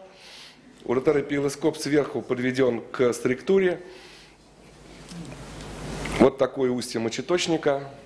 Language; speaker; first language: Russian; native; Russian